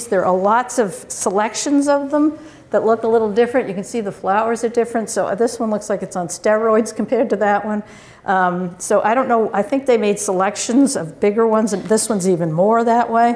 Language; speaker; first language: English; native; English